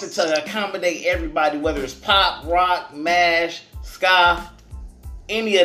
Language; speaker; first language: English; native; English